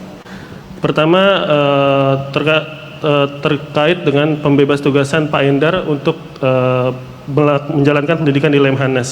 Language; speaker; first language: Indonesian; native; Indonesian